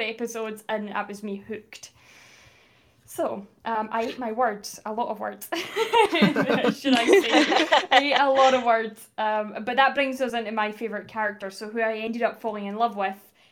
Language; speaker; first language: English; native; English